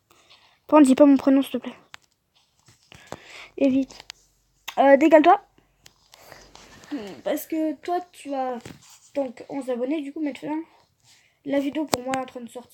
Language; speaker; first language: French; native; French